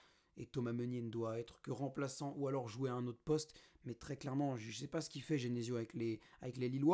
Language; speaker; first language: French; native; French